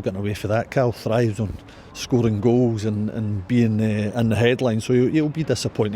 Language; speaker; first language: English; native; English